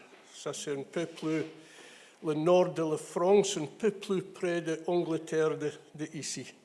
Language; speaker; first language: French; non-native, fluent; English